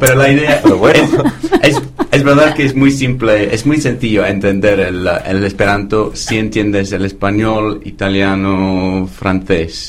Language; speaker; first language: Spanish; non-native, fluent; English